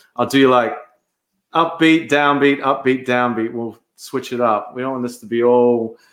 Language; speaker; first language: English; native; English